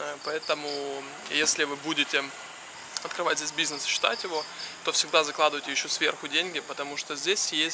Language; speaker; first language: Russian; native; Russian